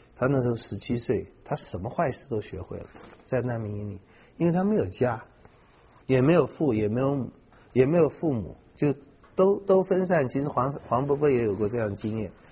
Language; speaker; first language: Chinese; native; Chinese